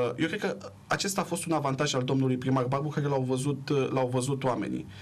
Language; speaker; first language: Romanian; native; Romanian